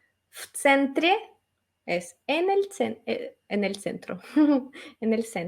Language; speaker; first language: Spanish; non-native, fluent; Russian